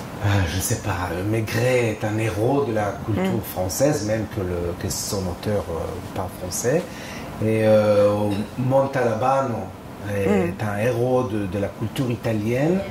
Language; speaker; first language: French; non-native, fluent; Hebrew